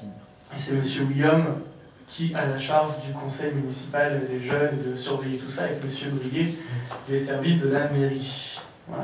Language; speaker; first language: French; native; French